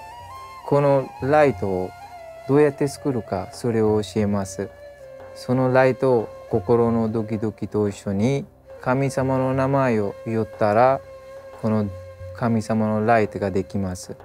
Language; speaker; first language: Japanese; non-native, learner; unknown